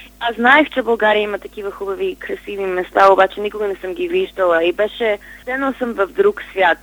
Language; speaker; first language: Bulgarian; early bilingual, heritage; Bulgarian